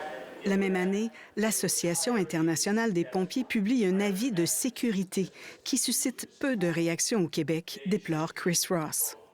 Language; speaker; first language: French; native; French